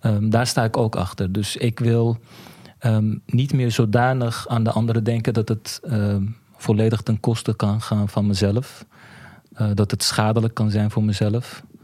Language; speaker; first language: Dutch; early bilingual, other home language; Turkish